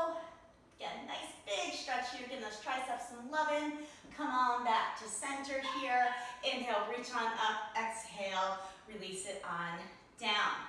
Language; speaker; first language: English; native; English